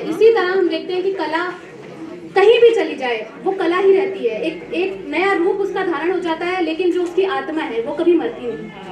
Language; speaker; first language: Hindi; native; Hindi